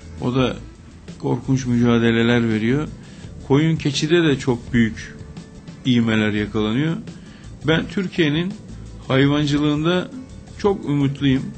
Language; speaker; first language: Turkish; native; Turkish